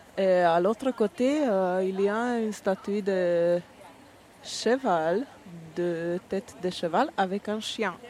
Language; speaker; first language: French; non-native, learner; Hungarian